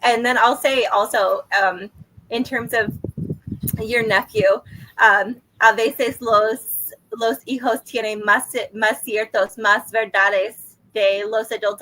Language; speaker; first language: Spanish; non-native, learner; English